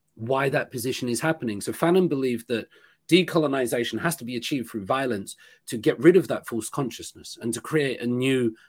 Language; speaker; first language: English; native; English